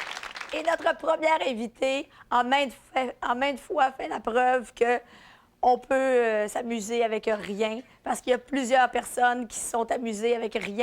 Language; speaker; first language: French; native; French